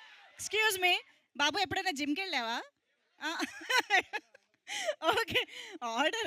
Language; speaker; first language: Telugu; native; Telugu